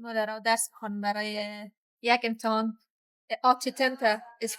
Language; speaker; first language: Persian; early bilingual, heritage; Persian